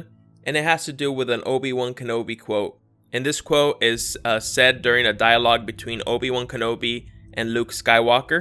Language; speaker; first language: English; native; English